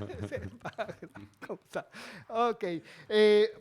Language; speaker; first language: French; non-native, fluent; Spanish